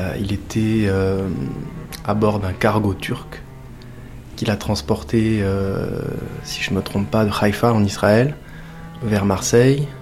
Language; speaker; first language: French; native; French